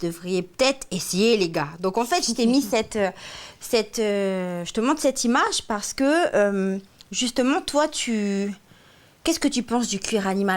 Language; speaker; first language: French; native; French